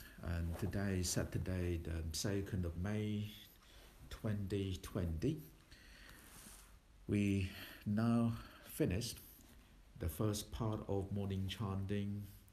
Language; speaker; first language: English; non-native, fluent; Thai